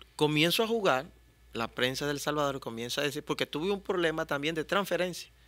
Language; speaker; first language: Spanish; native; Spanish